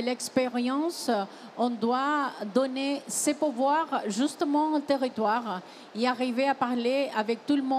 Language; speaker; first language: French; non-native, fluent; Spanish